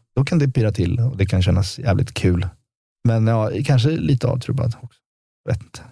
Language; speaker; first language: Swedish; native; Swedish